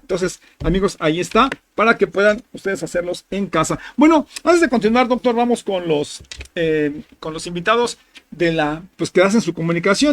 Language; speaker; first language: Spanish; native; Spanish